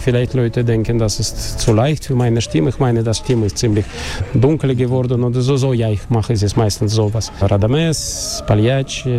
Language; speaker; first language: German; non-native, learner; Russian